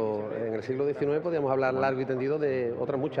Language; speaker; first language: Spanish; native; Spanish